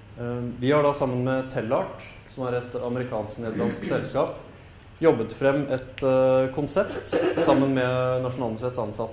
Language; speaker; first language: Norwegian; native; Norwegian